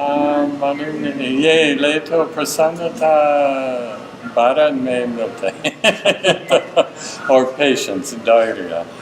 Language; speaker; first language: Hindi; non-native, fluent; English